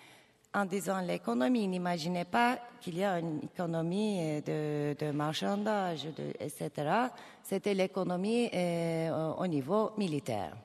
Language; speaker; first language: French; non-native, fluent; Turkish